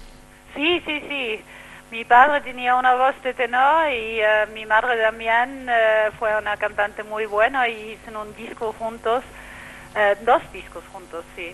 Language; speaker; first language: Spanish; non-native, fluent; German